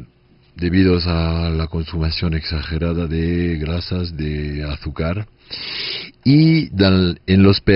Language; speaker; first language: Spanish; non-native, fluent; French